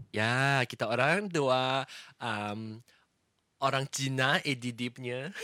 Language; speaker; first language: Malay; non-native, local second language; Chinese